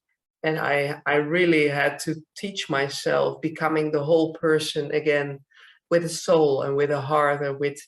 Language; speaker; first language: English; non-native, fluent; Dutch